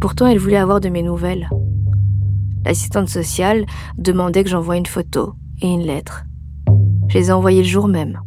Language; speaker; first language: French; native; French